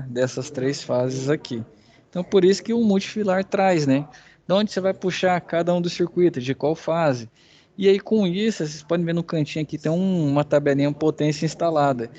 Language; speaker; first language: Portuguese; native; Portuguese